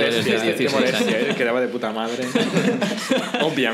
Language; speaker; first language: Spanish; native; Spanish